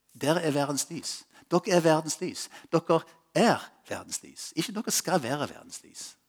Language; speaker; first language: Norwegian; non-native, fluent; English